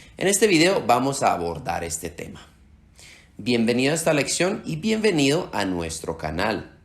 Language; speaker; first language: Spanish; early bilingual, heritage; Slovak